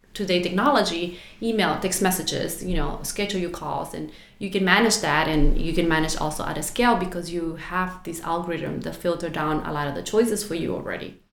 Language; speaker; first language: English; non-native, fluent; Spanish